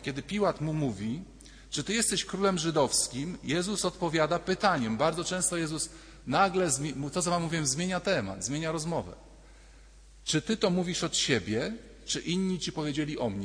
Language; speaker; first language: Polish; native; Polish